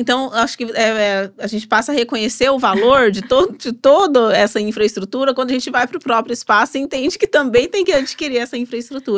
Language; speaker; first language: Portuguese; native; Portuguese